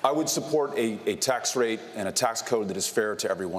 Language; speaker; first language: English; native; English